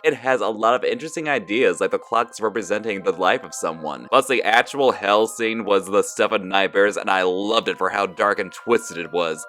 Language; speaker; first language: English; native; English